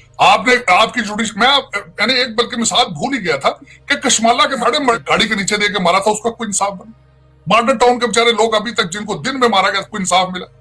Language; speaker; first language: Urdu; non-native, local second language; Punjabi